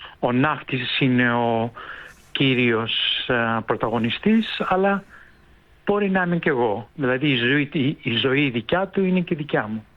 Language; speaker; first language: Greek; early bilingual, heritage; Greek